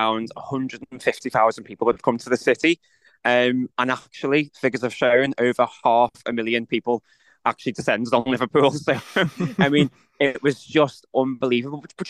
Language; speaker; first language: English; native; English